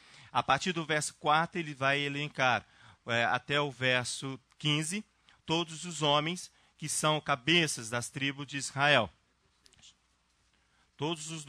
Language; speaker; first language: Portuguese; native; Portuguese